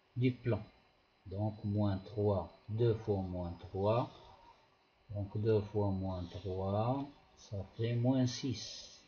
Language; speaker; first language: French; non-native, local second language; Arabic